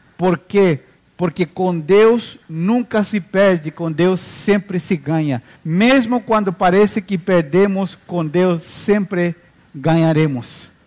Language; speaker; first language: Portuguese; non-native, fluent; Spanish